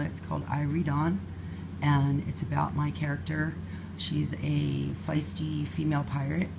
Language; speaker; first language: English; native; English